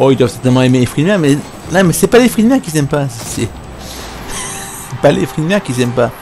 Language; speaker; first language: French; native; French